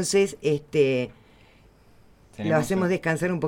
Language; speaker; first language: Spanish; native; Spanish